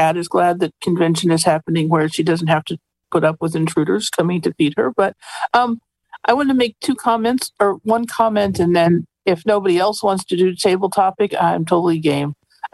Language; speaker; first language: English; native; English